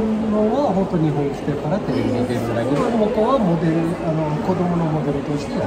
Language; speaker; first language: Japanese; non-native, fluent; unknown